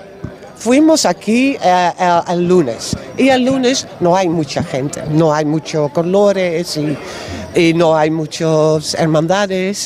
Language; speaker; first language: Spanish; non-native, learner; Dutch